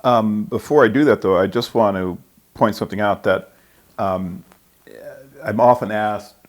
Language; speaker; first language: English; native; English